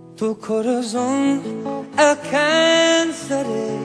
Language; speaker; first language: Spanish; non-native, learner; English